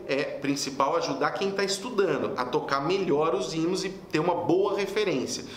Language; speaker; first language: Portuguese; native; Portuguese